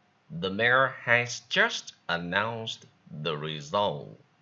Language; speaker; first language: English; non-native, fluent; Vietnamese